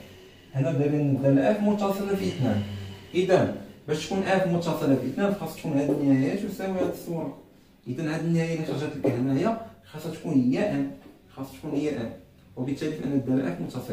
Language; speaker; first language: Arabic; native; Arabic